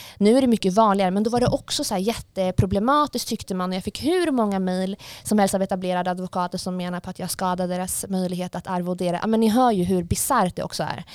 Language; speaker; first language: Swedish; early bilingual, other home language; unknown